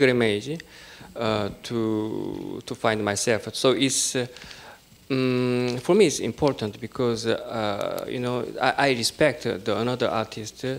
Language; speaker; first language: English; non-native, learner; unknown